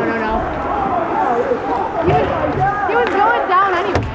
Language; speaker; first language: English; native; English